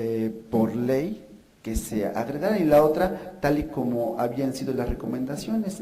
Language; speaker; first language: Spanish; native; Spanish